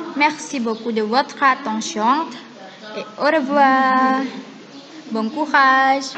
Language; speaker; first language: French; non-native, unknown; Indonesian